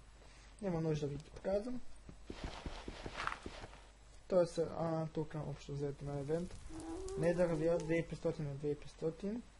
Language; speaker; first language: Bulgarian; native; Bulgarian